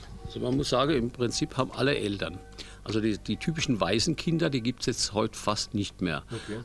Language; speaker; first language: German; native; German